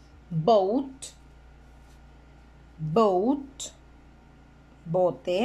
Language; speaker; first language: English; non-native, fluent; Spanish